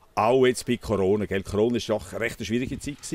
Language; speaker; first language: German; native; German